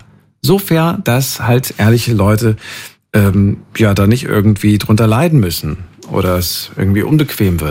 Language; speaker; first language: German; native; German